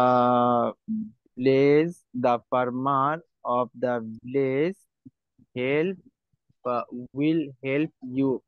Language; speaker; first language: English; non-native, learner; Bangla